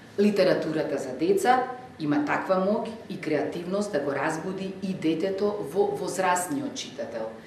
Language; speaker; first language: Macedonian; native; Macedonian